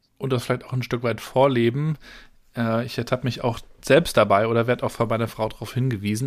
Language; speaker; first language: German; native; German